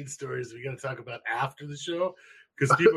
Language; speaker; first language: English; native; English